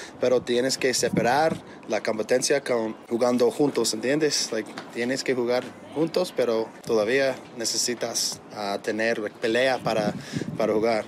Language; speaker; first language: Spanish; non-native, learner; English